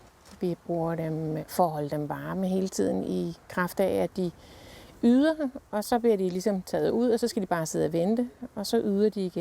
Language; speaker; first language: Danish; native; Danish